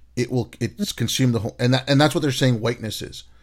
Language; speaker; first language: English; non-native, local second language; Urdu